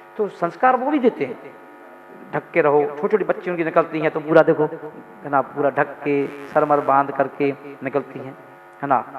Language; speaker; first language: Hindi; native; Hindi